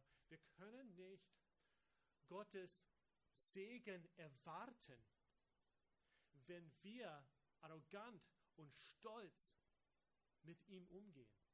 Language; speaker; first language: German; non-native, fluent; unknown